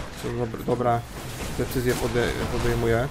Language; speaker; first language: Polish; native; Polish